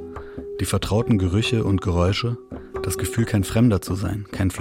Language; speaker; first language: German; native; German